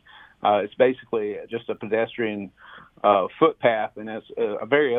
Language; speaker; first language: English; native; English